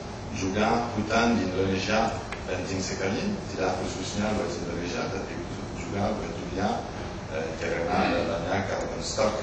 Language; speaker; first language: Indonesian; non-native, learner; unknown